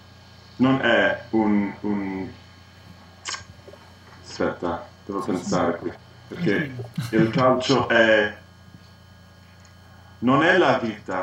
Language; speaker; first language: Italian; non-native, learner; English